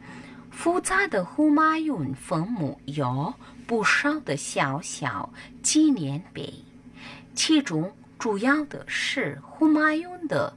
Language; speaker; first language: Chinese; non-native, learner; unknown